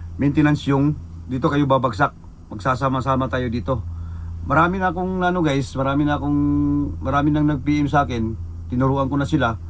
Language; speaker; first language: Filipino; non-native, local second language; Cebuano